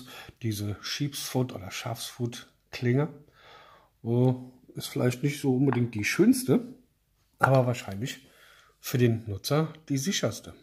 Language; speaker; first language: German; native; German